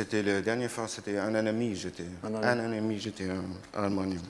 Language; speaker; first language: French; non-native, learner; German